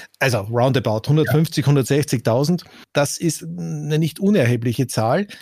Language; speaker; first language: German; native; German